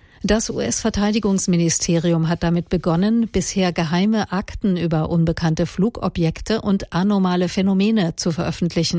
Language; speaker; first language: German; native; German